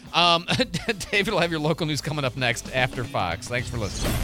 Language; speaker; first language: English; native; English